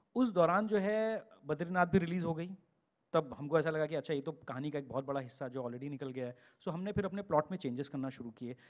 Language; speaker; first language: Hindi; native; Hindi